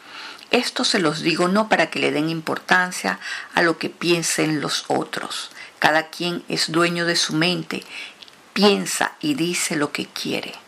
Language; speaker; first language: Spanish; native; Spanish